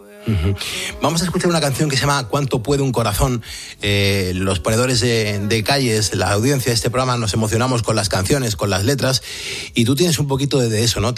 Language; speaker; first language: Spanish; native; Spanish